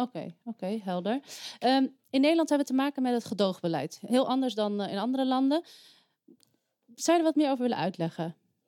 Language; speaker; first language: Dutch; native; Dutch